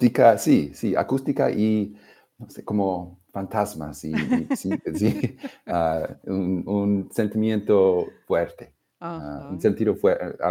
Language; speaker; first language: Spanish; non-native, fluent; English